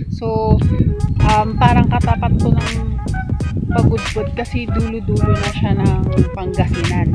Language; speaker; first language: Filipino; non-native, local second language; Pangasinan